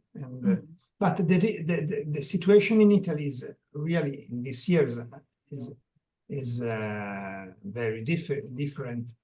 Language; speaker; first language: English; non-native, learner; Italian